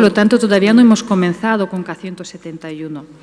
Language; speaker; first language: Spanish; native; Spanish